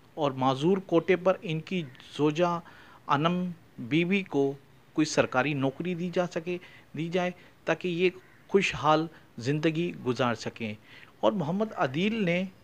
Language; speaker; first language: Urdu; native; Urdu